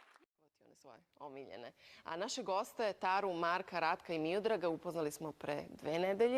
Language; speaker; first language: Bosnian; native; Bosnian